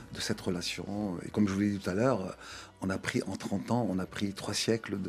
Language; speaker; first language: French; non-native, local second language; Arabic